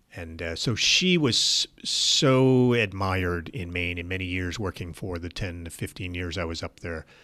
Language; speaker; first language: English; native; English